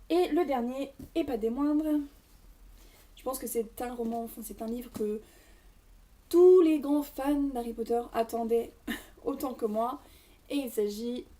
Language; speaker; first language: French; native; French